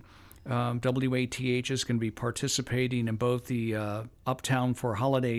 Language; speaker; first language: English; native; English